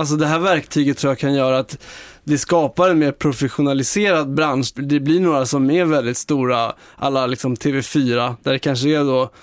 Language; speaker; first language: Swedish; native; Swedish